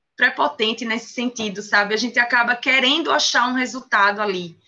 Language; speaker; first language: Portuguese; native; Portuguese